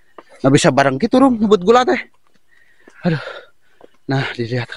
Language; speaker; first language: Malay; non-native, local second language; Sundanese